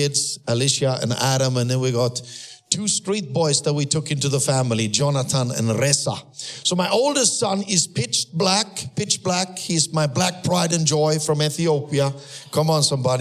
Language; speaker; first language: English; non-native, fluent; German